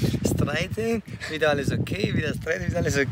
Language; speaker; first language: German; non-native, fluent; Greek